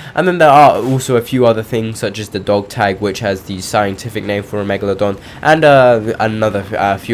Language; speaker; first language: English; native; English